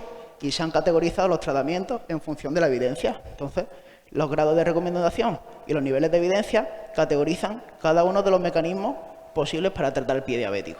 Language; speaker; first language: Spanish; native; Spanish